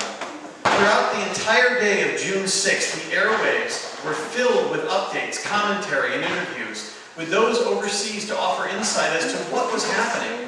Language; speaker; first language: English; native; English